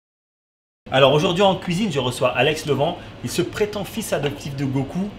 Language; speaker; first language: French; native; French